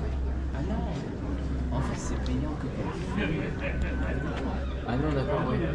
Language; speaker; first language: French; native; French